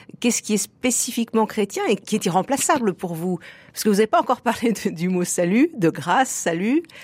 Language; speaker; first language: French; native; French